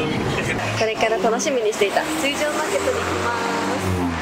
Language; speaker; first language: Japanese; native; Japanese